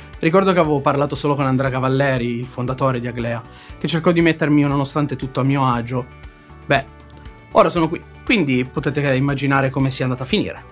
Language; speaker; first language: Italian; native; Italian